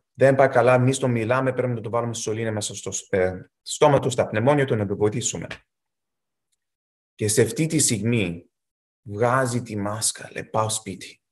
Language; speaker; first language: Greek; early bilingual, heritage; Greek